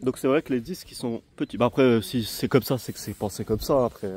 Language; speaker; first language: French; native; French